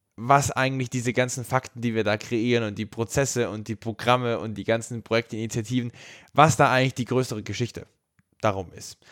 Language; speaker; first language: German; native; German